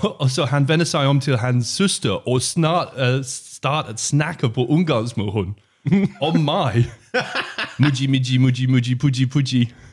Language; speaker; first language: Danish; non-native, learner; English